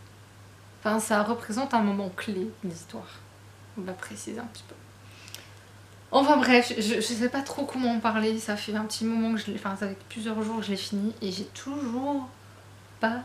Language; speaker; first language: French; native; French